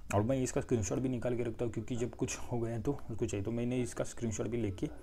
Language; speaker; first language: Hindi; non-native, local second language; Marathi